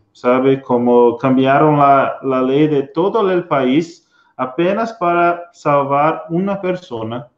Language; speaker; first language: Spanish; non-native, learner; Portuguese